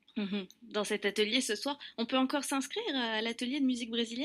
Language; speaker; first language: French; native; French